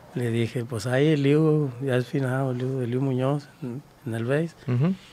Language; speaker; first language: Spanish; native; Spanish